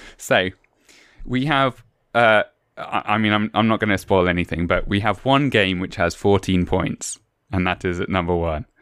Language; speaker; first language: English; native; English